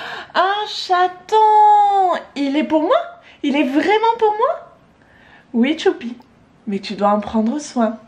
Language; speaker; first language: French; native; French